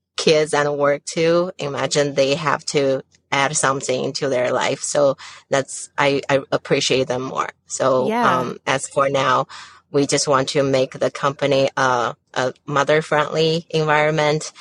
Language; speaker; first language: English; non-native, fluent; Chinese